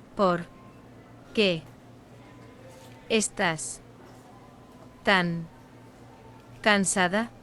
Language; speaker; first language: Spanish; non-native, learner; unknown